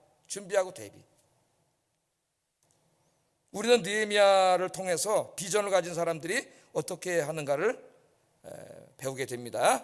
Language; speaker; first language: Korean; native; Korean